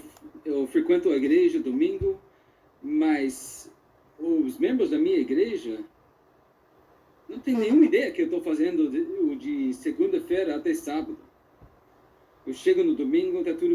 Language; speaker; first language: Portuguese; non-native, fluent; English